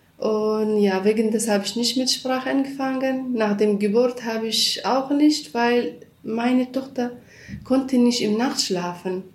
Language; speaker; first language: German; non-native, learner; Kurdish